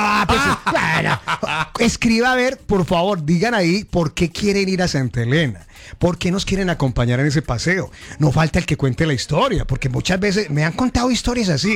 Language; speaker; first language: Spanish; native; Spanish